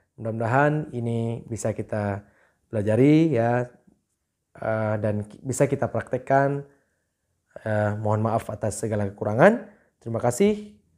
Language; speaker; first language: Indonesian; native; Indonesian